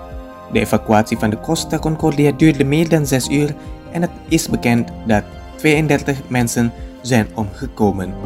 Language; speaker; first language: Dutch; non-native, fluent; Indonesian